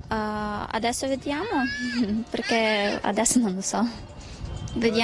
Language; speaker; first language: Italian; non-native, learner; Ukrainian